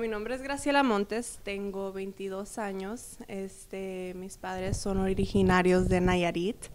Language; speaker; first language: Spanish; early bilingual, heritage; Spanish